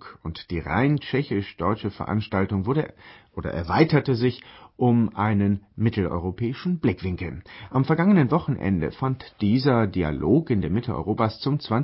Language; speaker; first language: German; native; German